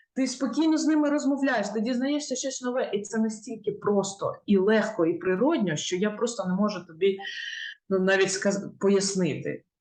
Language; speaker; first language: Ukrainian; native; Ukrainian